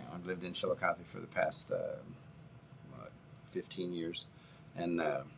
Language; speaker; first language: English; native; English